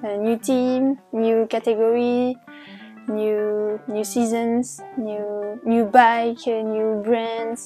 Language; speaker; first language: English; non-native, learner; French